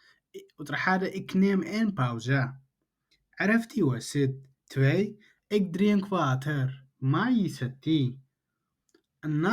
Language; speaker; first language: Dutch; non-native, learner; Tigrinya